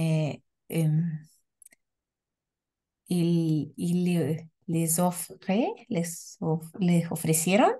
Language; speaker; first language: French; non-native, learner; Spanish